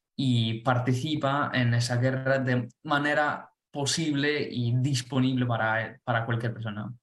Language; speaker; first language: Spanish; non-native, fluent; Ukrainian